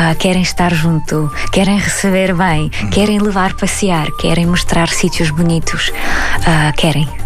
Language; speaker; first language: Portuguese; non-native, fluent; Belarusian